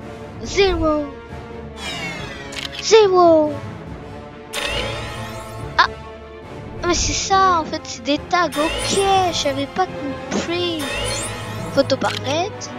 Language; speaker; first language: French; native; French